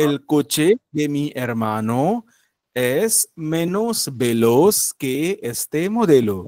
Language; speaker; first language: Spanish; non-native, fluent; Marathi